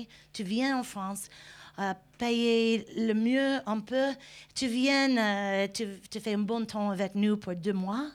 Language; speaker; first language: French; non-native, learner; English